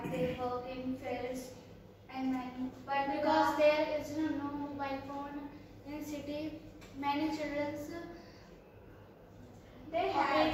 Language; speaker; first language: English; non-native, learner; Hindi